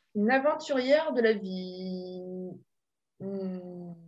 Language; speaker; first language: French; native; French